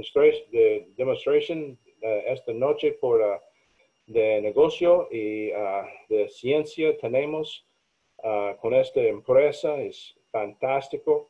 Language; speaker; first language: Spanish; non-native, learner; English